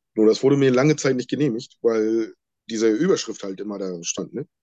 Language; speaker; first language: German; non-native, fluent; Sinhala